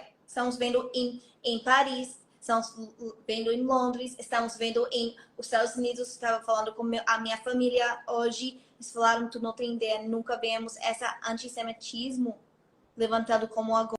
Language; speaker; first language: Portuguese; non-native, fluent; Hebrew